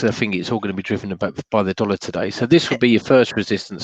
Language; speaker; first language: English; native; English